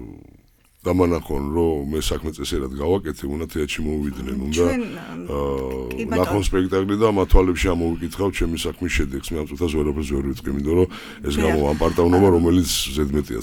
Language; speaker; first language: Georgian; native; Georgian